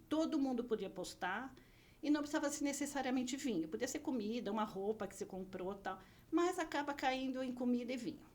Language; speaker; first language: Portuguese; native; Portuguese